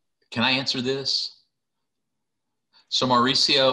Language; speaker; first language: English; native; English